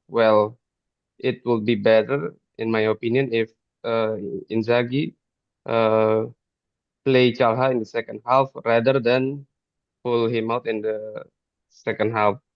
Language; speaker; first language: English; non-native, fluent; Indonesian